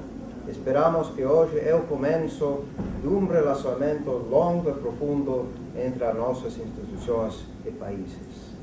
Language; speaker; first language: Portuguese; non-native, learner; English